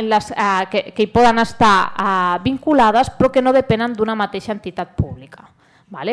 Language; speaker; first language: Catalan; native; Catalan